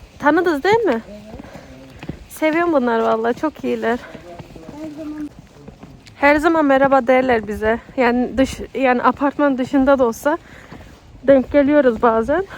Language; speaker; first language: Turkish; early bilingual, heritage; Turkish